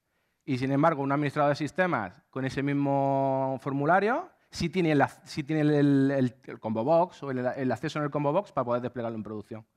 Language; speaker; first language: Spanish; native; Spanish